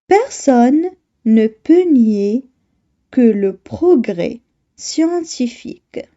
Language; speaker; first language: French; non-native, local second language; Arabic